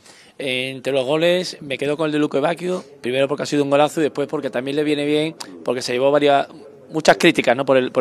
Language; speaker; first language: Spanish; native; Spanish